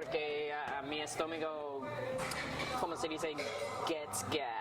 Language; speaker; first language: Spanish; non-native, learner; English